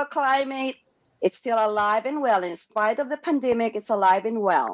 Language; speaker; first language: English; non-native, local second language; Hiligaynon